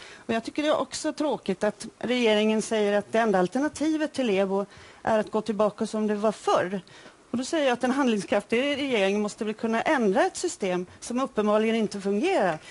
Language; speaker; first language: Swedish; native; Swedish